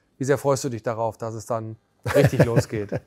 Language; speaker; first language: German; native; German